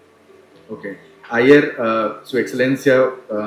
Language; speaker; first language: Spanish; non-native, learner; Tamil